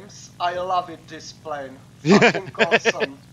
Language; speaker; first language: English; non-native, learner; Czech